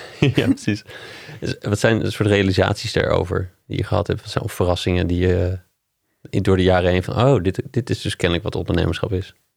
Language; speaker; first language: Dutch; non-native, fluent; English